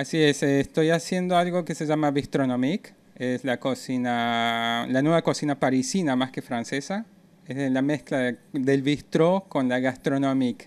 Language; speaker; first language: Spanish; non-native, fluent; French